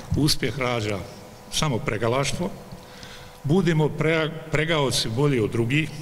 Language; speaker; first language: Bosnian; native; Bosnian